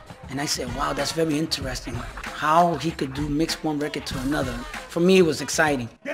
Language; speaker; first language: English; early bilingual, other home language; Spanish